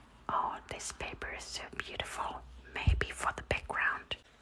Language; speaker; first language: English; non-native, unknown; German